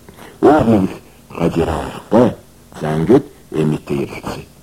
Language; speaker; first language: Mongolian; native; Mongolian